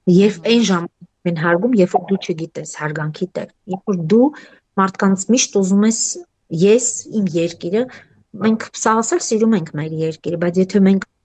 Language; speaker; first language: Armenian; native; Armenian